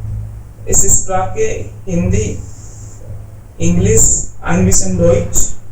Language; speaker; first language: German; non-native, learner; Hindi